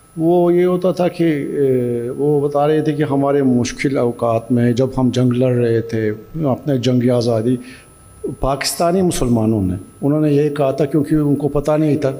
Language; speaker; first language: Urdu; non-native, fluent; Turkish